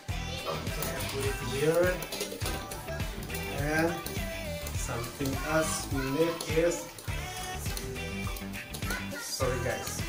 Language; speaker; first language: English; non-native, learner; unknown